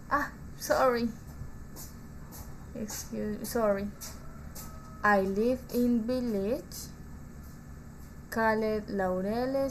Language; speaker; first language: English; non-native, learner; Spanish